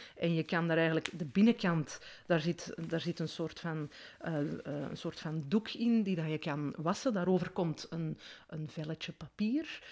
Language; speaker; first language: Dutch; native; Dutch